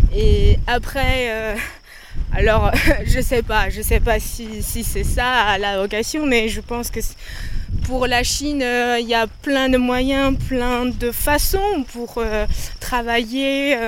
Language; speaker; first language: French; non-native, fluent; Dutch